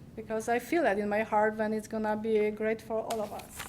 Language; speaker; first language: English; non-native, learner; Polish